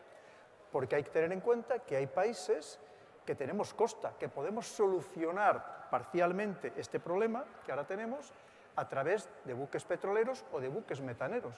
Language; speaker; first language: Spanish; native; Spanish